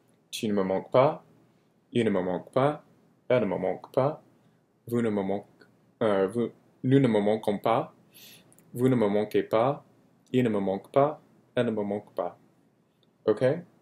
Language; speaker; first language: French; non-native, fluent; English